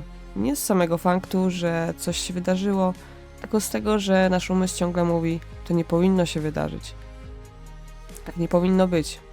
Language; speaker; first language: Polish; native; Polish